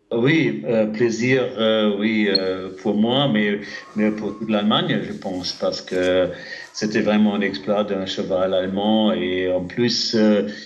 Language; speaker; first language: French; non-native, fluent; German